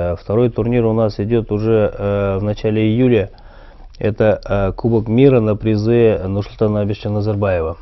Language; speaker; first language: Russian; non-native, local second language; Kyrgyz